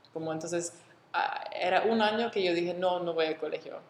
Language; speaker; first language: Spanish; early bilingual, other home language; English